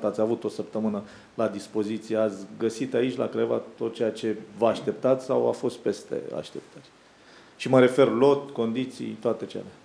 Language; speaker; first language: Romanian; native; Romanian